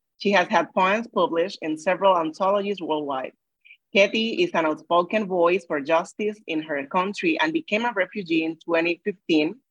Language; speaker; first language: English; non-native, local second language; Spanish